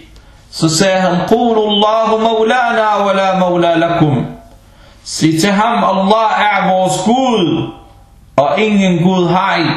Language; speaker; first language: Danish; early bilingual, other home language; Arabic